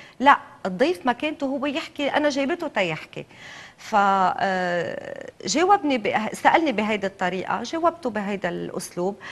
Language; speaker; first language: Arabic; native; Arabic